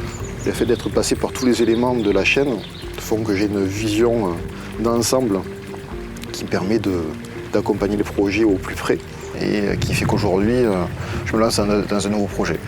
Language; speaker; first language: French; native; French